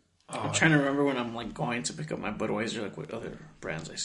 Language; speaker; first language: English; early bilingual, other home language; Spanish